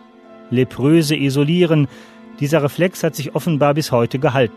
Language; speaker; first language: German; native; German